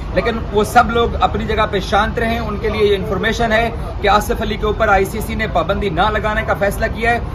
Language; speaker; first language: Urdu; native; Urdu